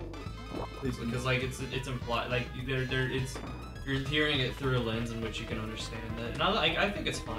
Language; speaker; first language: English; native; English